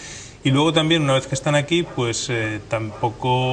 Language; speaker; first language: Spanish; native; Spanish